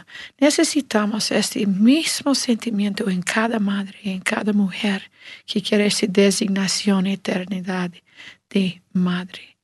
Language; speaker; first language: Spanish; non-native, learner; English